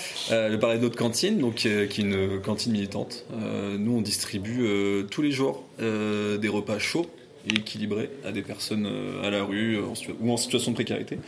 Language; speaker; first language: French; native; French